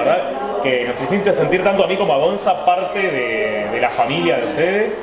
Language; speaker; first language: Spanish; native; Spanish